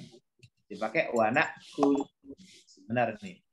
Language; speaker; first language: Indonesian; native; Indonesian